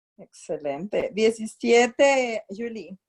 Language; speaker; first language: Spanish; non-native, fluent; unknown